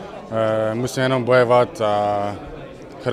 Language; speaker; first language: Czech; non-native, fluent; Slovenian